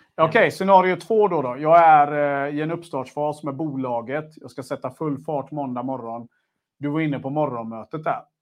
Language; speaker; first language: Swedish; native; Swedish